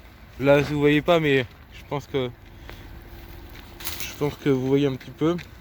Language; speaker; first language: French; native; French